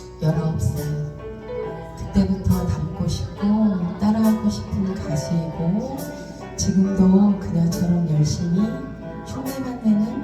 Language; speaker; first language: Korean; native; Korean